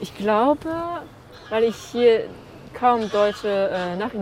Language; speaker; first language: German; non-native, fluent; Chinese